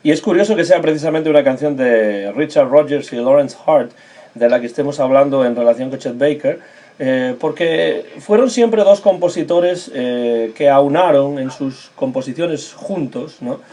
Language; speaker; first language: Spanish; native; Spanish